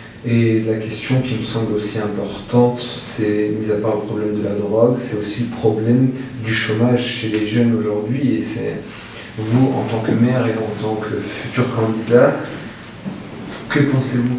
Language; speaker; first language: French; native; French